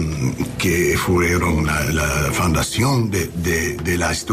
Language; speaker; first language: Spanish; non-native, learner; English